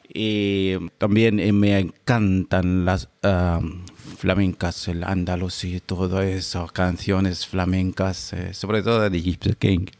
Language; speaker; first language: Spanish; non-native, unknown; Arabic